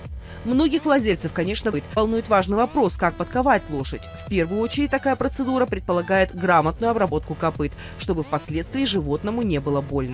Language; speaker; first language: Russian; native; Russian